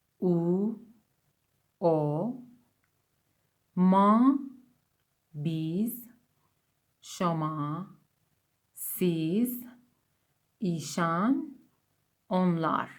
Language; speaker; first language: Turkish; non-native, fluent; Persian